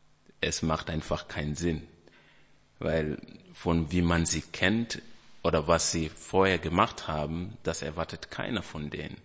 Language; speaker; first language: German; non-native, fluent; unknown